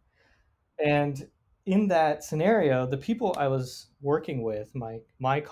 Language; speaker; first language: English; native; English